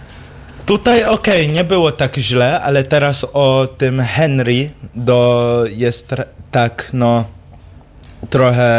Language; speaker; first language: Polish; early bilingual, heritage; English